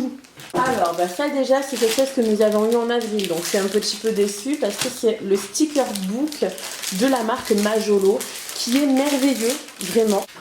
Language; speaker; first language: French; native; French